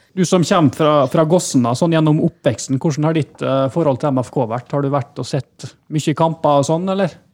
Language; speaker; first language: Norwegian; native; Norwegian